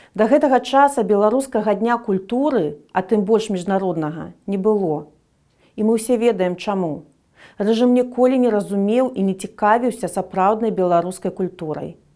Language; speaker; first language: Belarusian; non-native, local second language; Russian